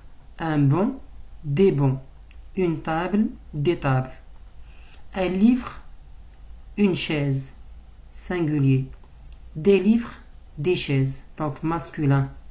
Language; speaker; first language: French; non-native, local second language; Arabic